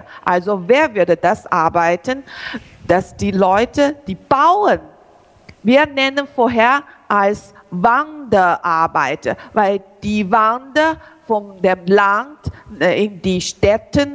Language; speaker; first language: German; non-native, learner; Chinese